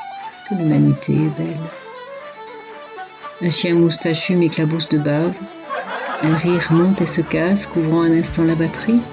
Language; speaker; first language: French; native; French